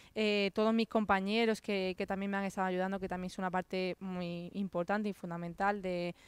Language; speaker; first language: Spanish; native; Spanish